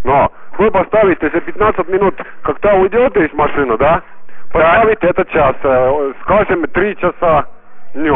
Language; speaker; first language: Russian; non-native, local second language; Estonian